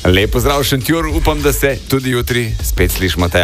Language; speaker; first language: Slovenian; native; Slovenian